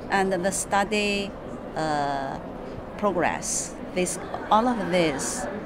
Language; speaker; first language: English; non-native, learner; Chinese